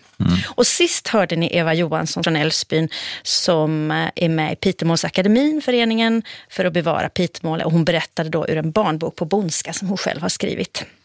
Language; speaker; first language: Swedish; native; Swedish